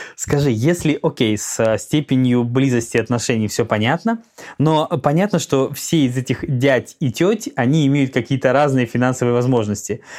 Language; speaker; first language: Russian; native; Russian